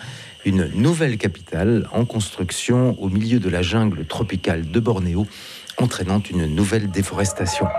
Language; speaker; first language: French; native; French